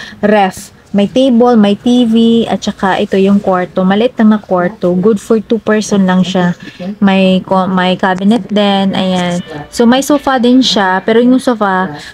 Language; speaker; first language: Filipino; non-native, local second language; Cebuano